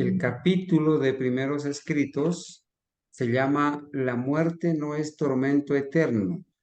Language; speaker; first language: Spanish; native; Spanish